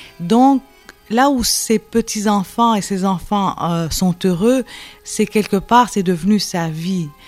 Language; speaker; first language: French; non-native, local second language; Arabic